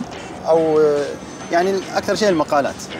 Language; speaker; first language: Arabic; native; Arabic